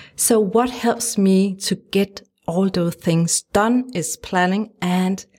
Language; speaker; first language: English; non-native, fluent; Danish